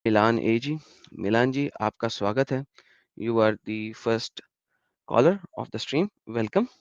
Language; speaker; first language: Hindi; native; Hindi